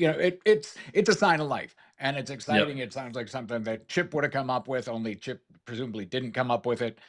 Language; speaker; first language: English; native; English